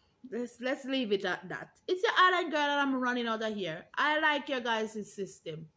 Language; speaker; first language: English; non-native, local second language; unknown